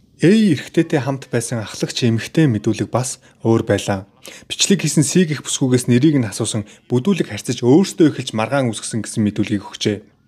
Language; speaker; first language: Mongolian; native; Mongolian